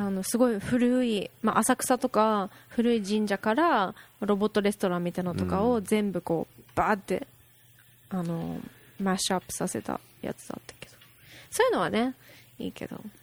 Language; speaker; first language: Japanese; early bilingual, heritage; Japanese